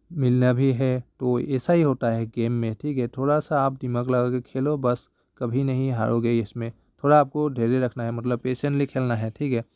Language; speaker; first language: Hindi; non-native, local second language; Bangla